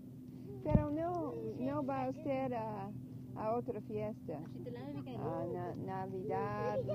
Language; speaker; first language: Spanish; non-native, learner; English